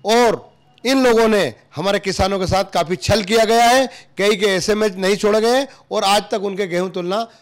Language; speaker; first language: Hindi; native; Hindi